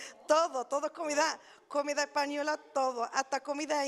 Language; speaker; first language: Spanish; non-native, learner; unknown